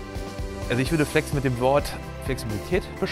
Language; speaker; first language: German; native; German